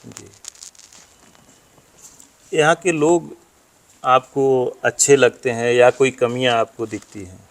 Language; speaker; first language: Hindi; native; Hindi